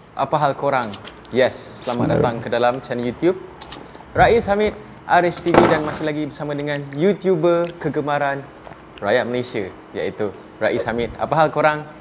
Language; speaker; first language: Malay; native; Malay